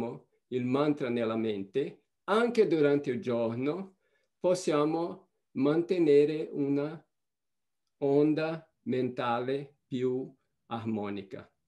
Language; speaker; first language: Italian; non-native, fluent; Portuguese